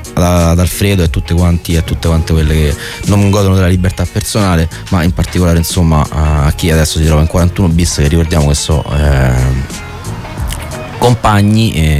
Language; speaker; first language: Italian; native; Italian